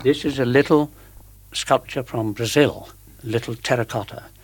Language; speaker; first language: English; native; English